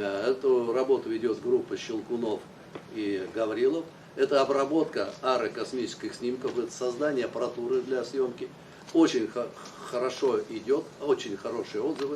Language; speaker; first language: Russian; native; Russian